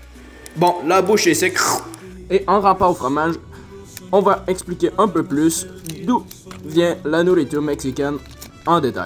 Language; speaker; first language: French; native; French